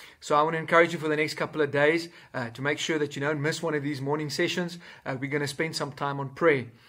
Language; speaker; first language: English; non-native, local second language; Afrikaans